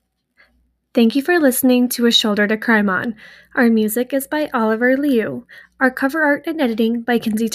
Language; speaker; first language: English; native; English